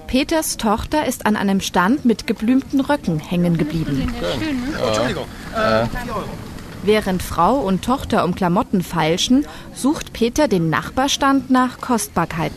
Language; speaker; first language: German; native; German